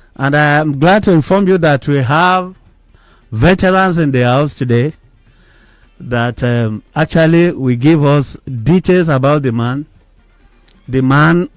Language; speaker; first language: English; non-native, local second language; Yoruba